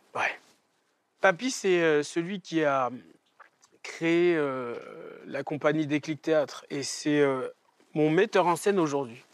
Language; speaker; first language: French; native; French